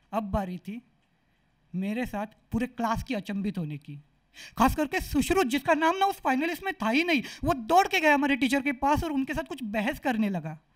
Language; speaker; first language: Hindi; non-native, local second language; Marathi